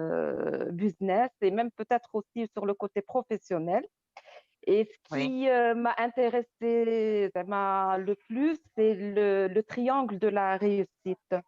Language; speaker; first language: French; non-native, local second language; Arabic